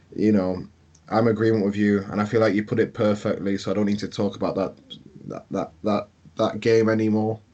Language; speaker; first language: English; native; English